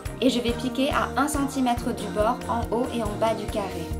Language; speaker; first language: French; native; French